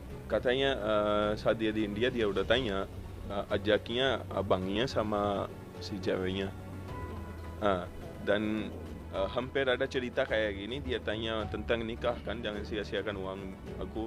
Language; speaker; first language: Indonesian; non-native, fluent; Urdu